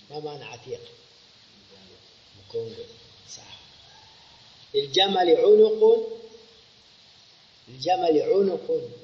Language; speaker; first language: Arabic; non-native, fluent; Swahili